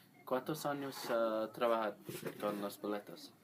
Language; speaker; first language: Spanish; non-native, learner; English